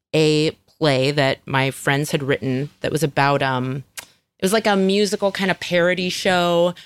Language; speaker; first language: English; native; English